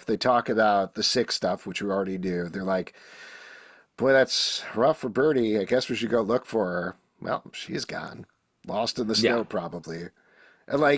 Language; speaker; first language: English; native; English